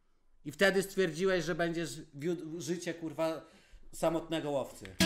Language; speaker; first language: Polish; native; Polish